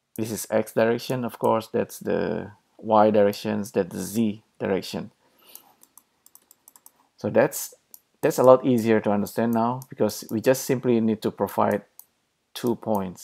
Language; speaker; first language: English; non-native, fluent; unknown